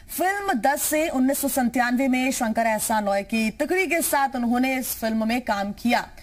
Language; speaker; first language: Hindi; native; Hindi